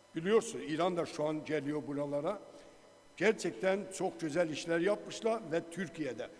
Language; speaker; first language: Turkish; non-native, fluent; Persian